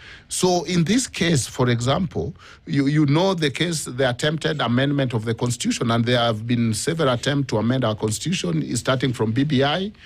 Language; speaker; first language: English; non-native, local second language; Luo (Kenya and Tanzania)